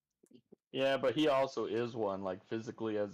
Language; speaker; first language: English; native; English